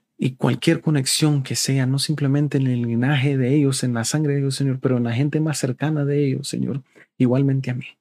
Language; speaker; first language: Spanish; early bilingual, heritage; Spanish